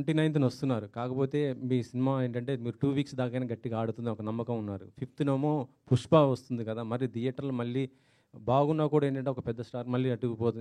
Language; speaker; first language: Telugu; native; Telugu